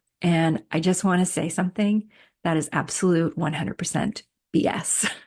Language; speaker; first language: English; native; English